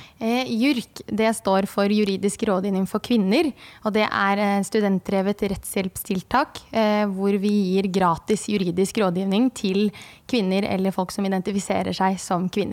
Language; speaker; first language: Norwegian; native; Norwegian